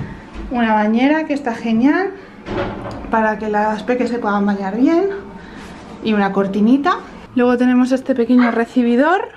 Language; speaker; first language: Spanish; native; Spanish